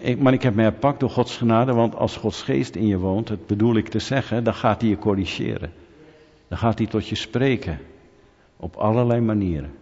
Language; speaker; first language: Dutch; native; Dutch